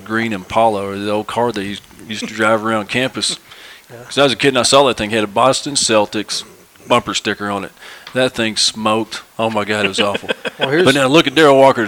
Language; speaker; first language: English; native; English